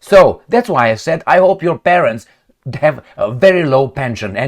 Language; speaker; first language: English; non-native, fluent; Romanian